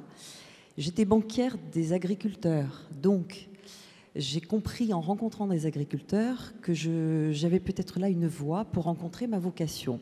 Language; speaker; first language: French; native; French